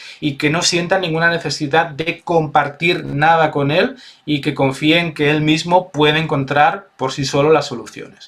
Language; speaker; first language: Spanish; native; Spanish